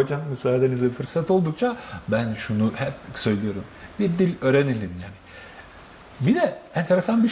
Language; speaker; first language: Turkish; non-native, fluent; Bosnian